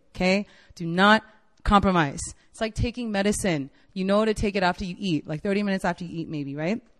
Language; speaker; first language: English; native; English